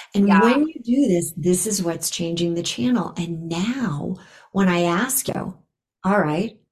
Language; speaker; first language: English; native; English